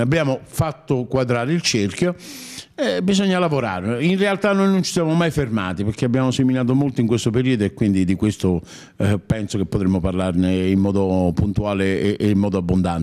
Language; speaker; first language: Italian; native; Italian